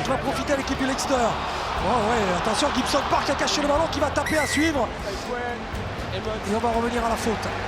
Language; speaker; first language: French; native; French